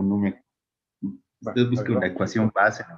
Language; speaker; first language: Spanish; native; Spanish